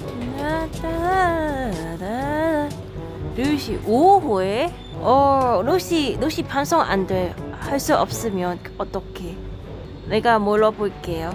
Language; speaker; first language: Korean; non-native, learner; Cantonese